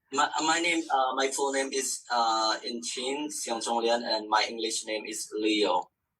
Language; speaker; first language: English; non-native, learner; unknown